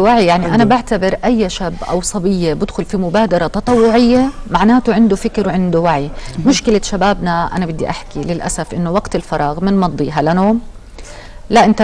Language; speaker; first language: Arabic; native; Arabic